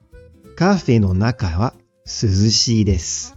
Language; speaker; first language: Japanese; non-native, fluent; French